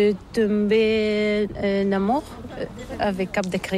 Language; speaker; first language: French; non-native, learner; Bulgarian